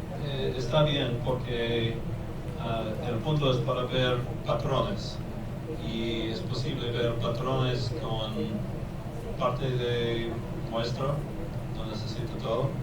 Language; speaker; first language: Spanish; non-native, learner; English